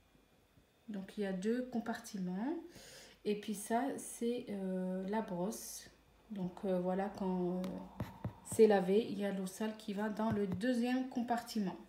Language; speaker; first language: French; native; French